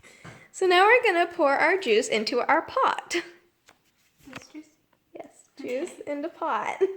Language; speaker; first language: English; native; English